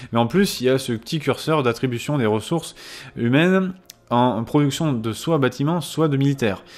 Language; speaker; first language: French; native; French